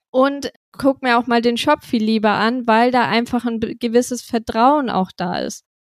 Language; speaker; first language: German; native; German